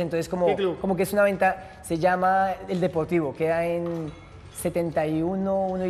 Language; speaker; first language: Spanish; native; Spanish